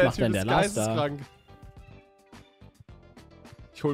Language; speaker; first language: German; native; German